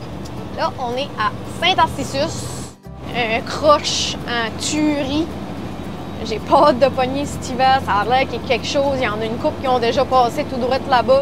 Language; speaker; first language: French; native; French